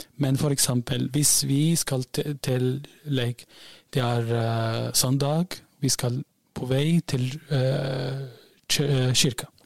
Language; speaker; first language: Norwegian; non-native, learner; Arabic